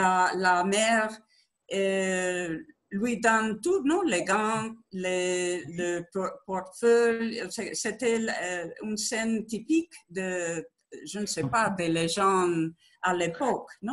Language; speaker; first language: French; non-native, learner; Spanish